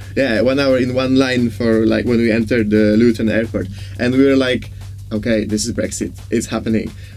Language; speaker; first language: English; non-native, fluent; Polish